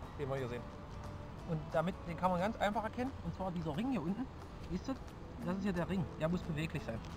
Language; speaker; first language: German; native; German